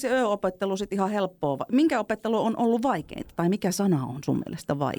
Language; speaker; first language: Finnish; native; Finnish